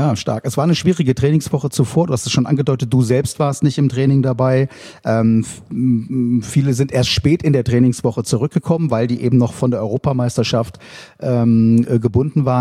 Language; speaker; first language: German; native; German